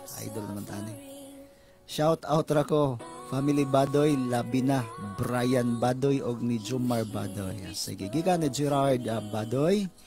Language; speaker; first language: Cebuano; native; Cebuano